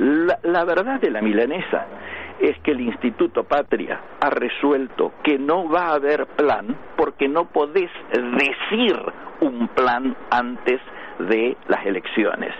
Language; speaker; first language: Spanish; native; Spanish